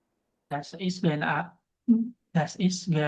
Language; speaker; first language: German; non-native, learner; Indonesian